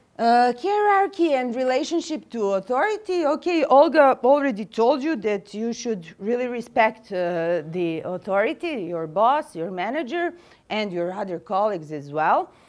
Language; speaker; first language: English; non-native, fluent; Serbian